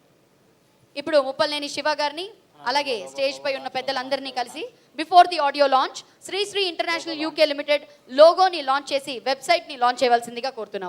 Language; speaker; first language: Telugu; native; Telugu